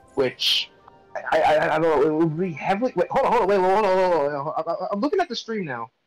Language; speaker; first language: English; native; English